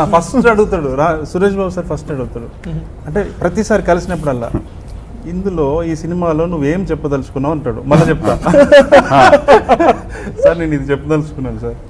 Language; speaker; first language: Telugu; native; Telugu